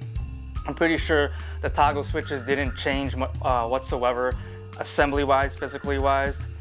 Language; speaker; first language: English; native; English